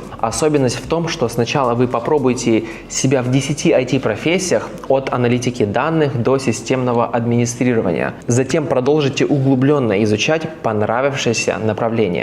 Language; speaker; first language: Russian; native; Russian